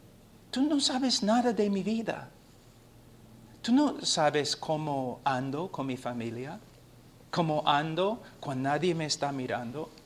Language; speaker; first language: Spanish; non-native, fluent; English